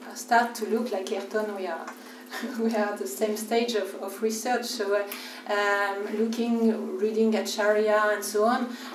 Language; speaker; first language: English; non-native, fluent; French